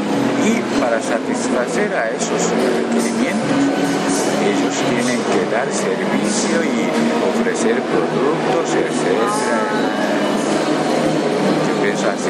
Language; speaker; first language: Spanish; non-native, fluent; Japanese